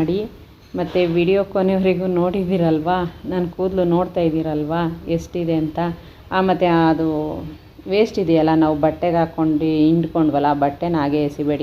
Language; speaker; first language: Kannada; native; Kannada